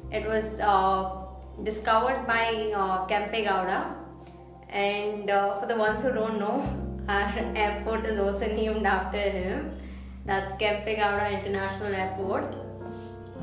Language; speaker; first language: English; non-native, local second language; Hindi